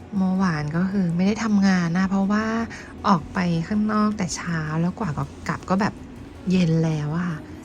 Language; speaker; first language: Thai; native; Thai